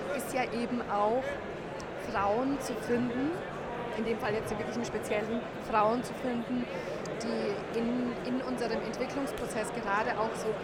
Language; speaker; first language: German; native; German